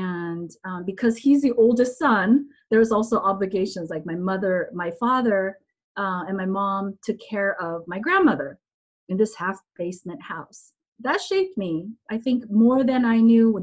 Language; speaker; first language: English; early bilingual, other home language; Korean